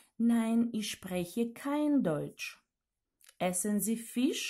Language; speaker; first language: German; non-native, fluent; Ukrainian